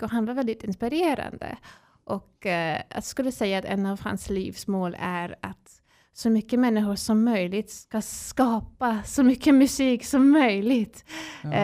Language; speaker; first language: Swedish; non-native, fluent; English